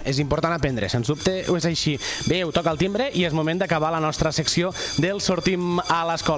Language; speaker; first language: Catalan; native; Catalan